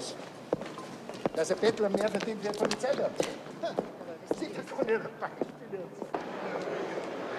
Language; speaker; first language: German; native; German